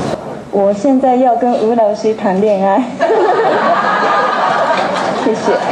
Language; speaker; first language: Chinese; non-native, fluent; Japanese